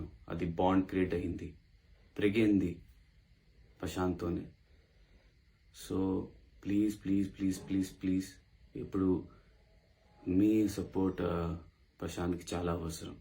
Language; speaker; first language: Telugu; non-native, learner; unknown